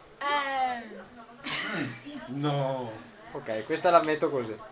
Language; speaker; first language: Italian; native; Italian